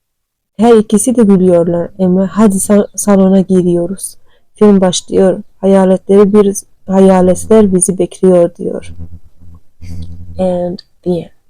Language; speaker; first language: Turkish; non-native, learner; Turkmen